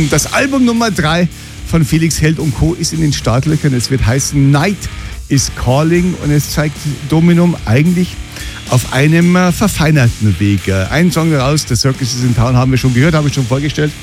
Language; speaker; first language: German; native; German